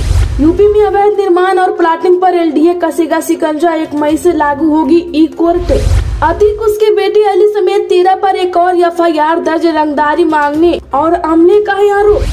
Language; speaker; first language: Hindi; native; Hindi